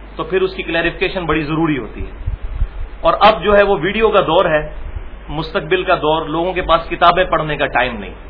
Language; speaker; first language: Urdu; non-native, local second language; Punjabi